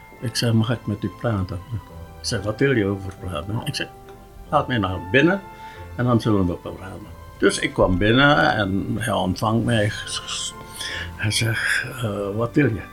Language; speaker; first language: Dutch; non-native, local second language; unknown